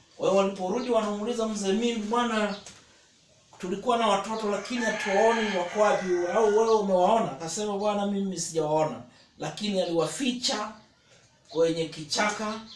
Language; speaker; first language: Swahili; non-native, local second language; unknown